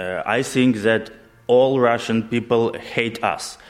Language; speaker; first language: English; non-native, learner; Ukrainian